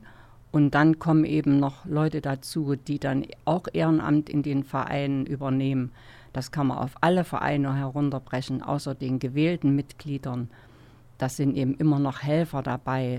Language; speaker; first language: German; native; German